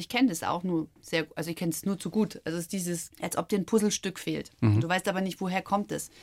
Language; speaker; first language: German; native; German